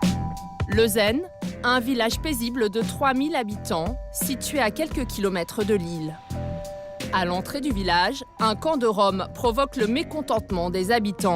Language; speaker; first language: French; native; French